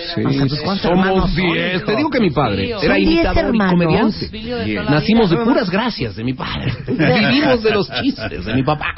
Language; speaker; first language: Spanish; native; Spanish